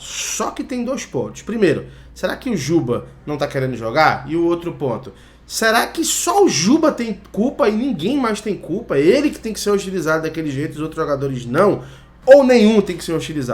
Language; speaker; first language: Portuguese; native; Portuguese